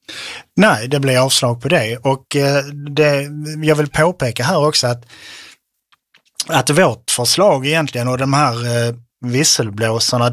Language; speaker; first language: Swedish; native; Swedish